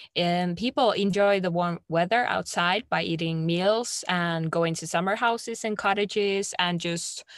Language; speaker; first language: English; non-native, fluent; Finnish